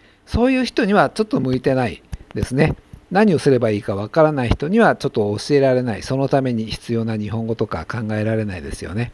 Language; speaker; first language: Japanese; native; Japanese